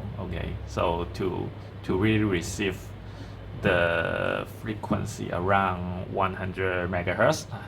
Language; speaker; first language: English; non-native, fluent; Chinese